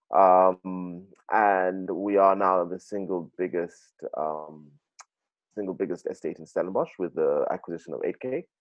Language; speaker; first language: English; native; English